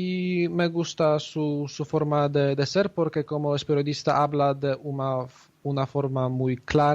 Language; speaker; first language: Spanish; non-native, fluent; Polish